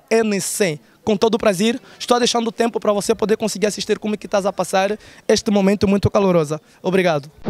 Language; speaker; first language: Portuguese; non-native, fluent; French